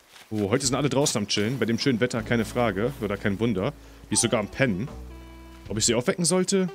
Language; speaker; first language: German; native; German